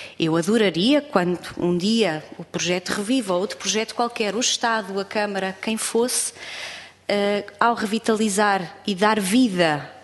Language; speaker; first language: Portuguese; native; Portuguese